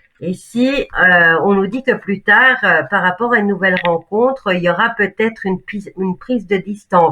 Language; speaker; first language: French; native; French